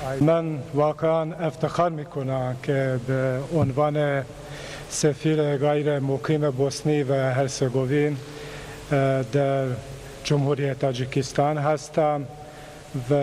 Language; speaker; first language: Persian; non-native, fluent; Bosnian